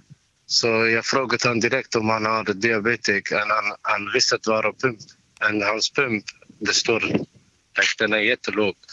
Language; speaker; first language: Swedish; non-native, learner; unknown